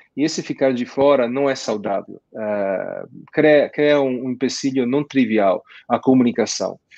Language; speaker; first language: Portuguese; non-native, fluent; Italian